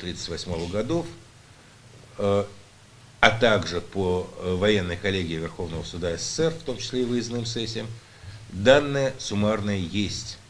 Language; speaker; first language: Russian; native; Russian